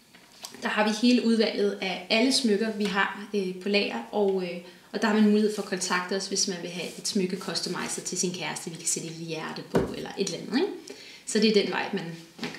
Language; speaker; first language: Danish; native; Danish